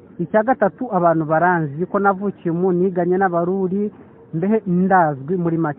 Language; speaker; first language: Kinyarwanda; early bilingual, heritage; Kinyarwanda